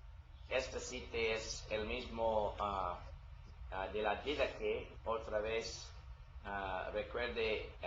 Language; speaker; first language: Spanish; non-native, learner; English